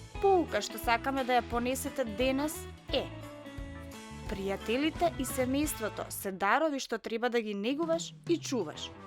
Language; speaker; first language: Macedonian; native; Macedonian